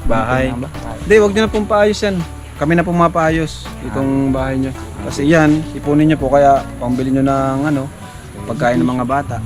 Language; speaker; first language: Filipino; native; Filipino